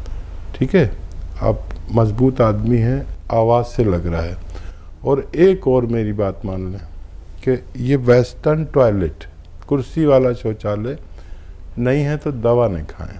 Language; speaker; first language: Hindi; native; Hindi